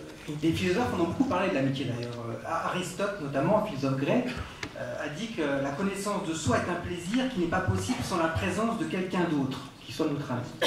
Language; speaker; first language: French; native; French